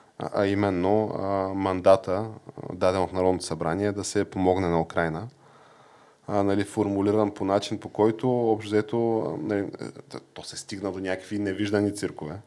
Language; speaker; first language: Bulgarian; native; Bulgarian